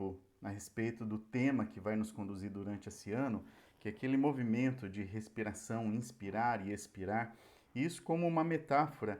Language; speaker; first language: Portuguese; native; Portuguese